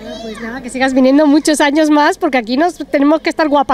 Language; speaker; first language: Spanish; native; Spanish